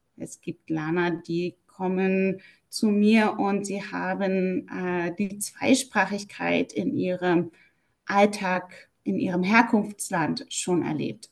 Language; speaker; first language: German; native; German